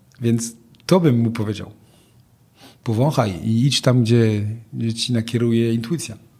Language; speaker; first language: Polish; non-native, fluent; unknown